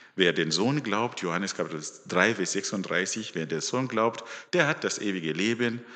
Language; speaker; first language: German; non-native, fluent; Shona